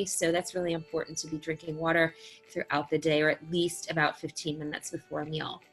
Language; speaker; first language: English; native; English